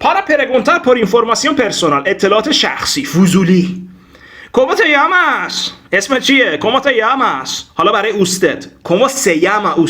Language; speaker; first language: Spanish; non-native, fluent; Persian